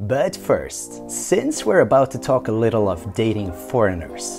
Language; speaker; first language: English; non-native, fluent; Swedish